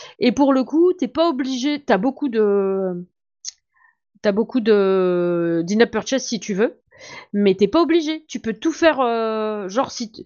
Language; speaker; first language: French; native; French